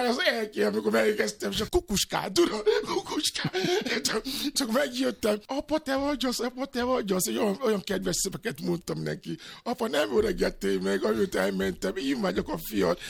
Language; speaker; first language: Hungarian; non-native, learner; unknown